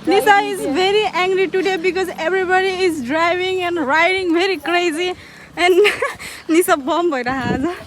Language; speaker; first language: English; non-native, learner; Nepali